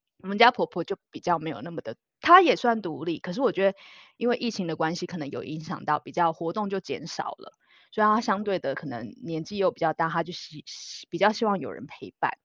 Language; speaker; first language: Chinese; native; Chinese